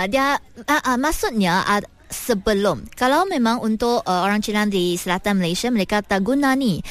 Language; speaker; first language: Malay; non-native, local second language; Min Nan Chinese